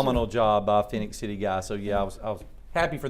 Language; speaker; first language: English; native; English